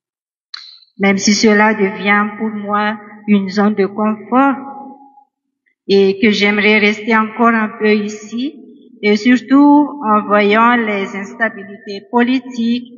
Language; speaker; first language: French; non-native, local second language; Malagasy